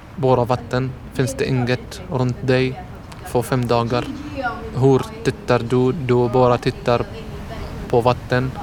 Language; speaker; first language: Swedish; non-native, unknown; Arabic